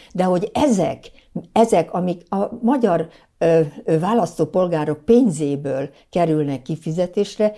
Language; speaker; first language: Hungarian; native; Hungarian